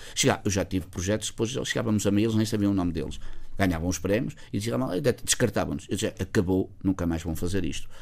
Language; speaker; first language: Portuguese; native; Portuguese